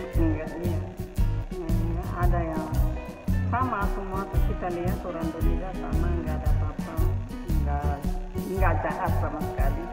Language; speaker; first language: Indonesian; non-native, learner; Amharic